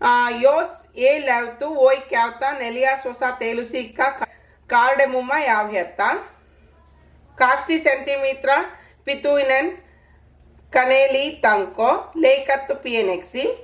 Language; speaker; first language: Finnish; non-native, learner; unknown